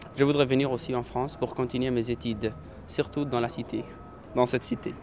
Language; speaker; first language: French; non-native, local second language; Somali